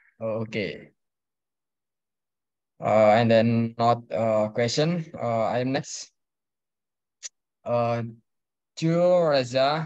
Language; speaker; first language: English; non-native, learner; Indonesian